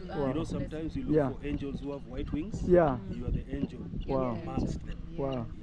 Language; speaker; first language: English; non-native, local second language; Luo (Kenya and Tanzania)